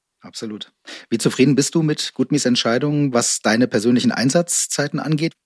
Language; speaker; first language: German; native; German